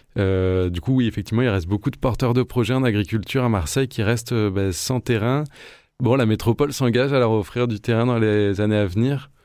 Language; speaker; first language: French; native; French